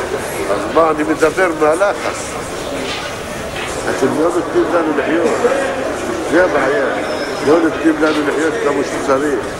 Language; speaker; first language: Hebrew; non-native, learner; Arabic